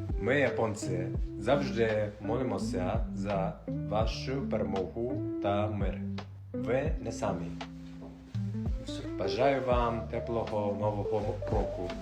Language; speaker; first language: Ukrainian; non-native, learner; Japanese